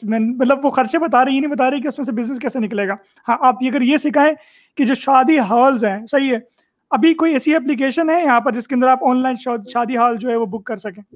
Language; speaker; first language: Urdu; native; Urdu